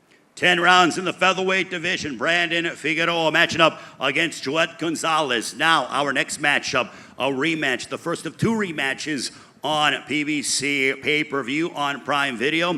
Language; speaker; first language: English; native; English